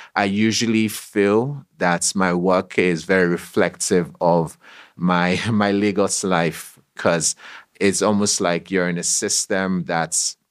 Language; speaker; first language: English; non-native, local second language; Yoruba